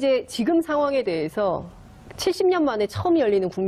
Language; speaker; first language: Korean; native; Korean